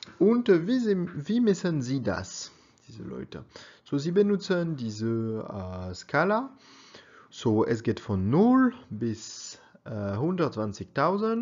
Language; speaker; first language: German; non-native, learner; French